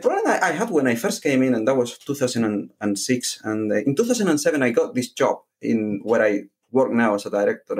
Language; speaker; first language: English; non-native, fluent; Spanish